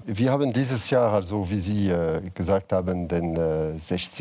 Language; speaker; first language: German; non-native, fluent; French